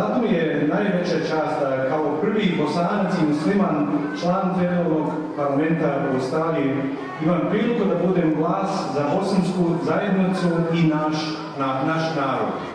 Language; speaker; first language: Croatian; early bilingual, heritage; Bosnian